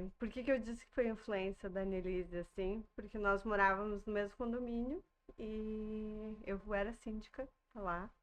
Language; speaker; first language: Portuguese; early bilingual, heritage; Portuguese